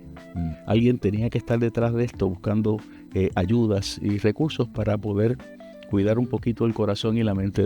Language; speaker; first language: Spanish; native; Spanish